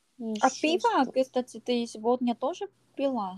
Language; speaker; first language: Russian; non-native, learner; Korean